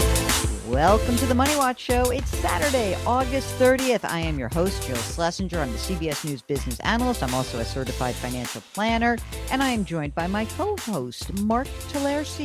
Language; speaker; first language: English; native; English